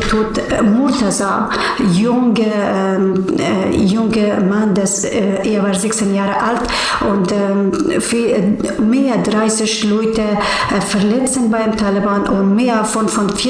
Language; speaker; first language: German; non-native, learner; Persian